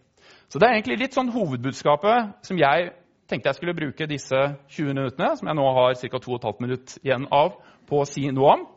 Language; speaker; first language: Norwegian; native; Norwegian